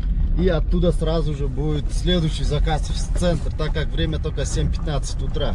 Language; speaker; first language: Russian; non-native, local second language; Kyrgyz